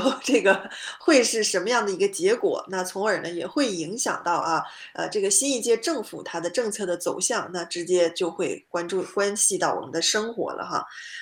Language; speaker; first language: Chinese; native; Chinese